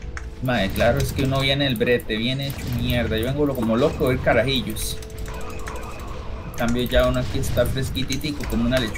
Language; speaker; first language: Spanish; native; Spanish